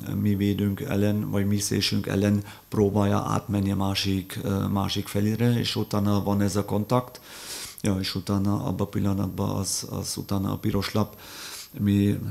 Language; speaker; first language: Hungarian; non-native, fluent; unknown